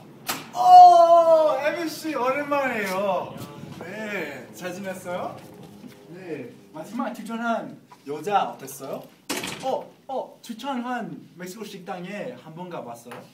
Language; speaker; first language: Korean; non-native, learner; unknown